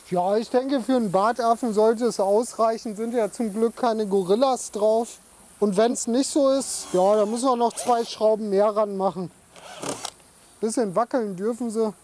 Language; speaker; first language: German; native; German